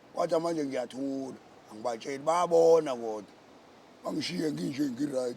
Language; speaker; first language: Zulu; native; Zulu